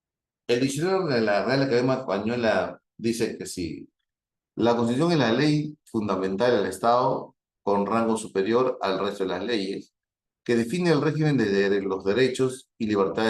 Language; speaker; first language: Spanish; native; Spanish